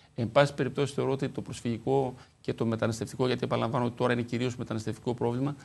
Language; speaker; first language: Greek; native; Greek